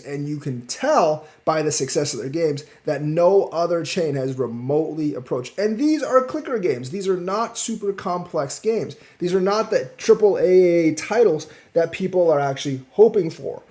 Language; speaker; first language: English; native; English